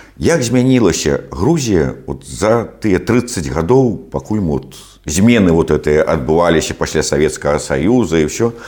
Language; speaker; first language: Belarusian; non-native, local second language; Russian